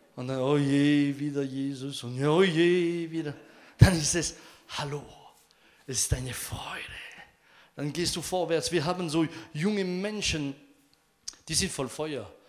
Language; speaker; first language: German; non-native, fluent; French